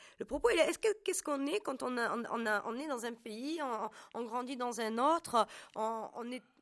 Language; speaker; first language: French; native; French